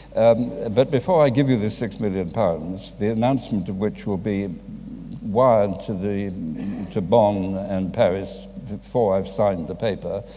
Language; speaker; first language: English; native; English